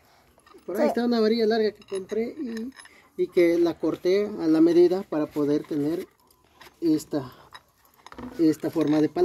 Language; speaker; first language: Spanish; native; Spanish